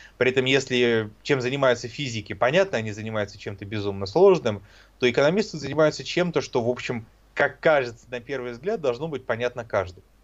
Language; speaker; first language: Russian; native; Russian